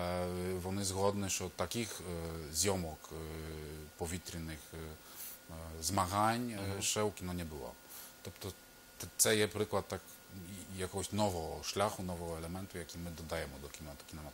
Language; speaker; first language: Ukrainian; non-native, fluent; Polish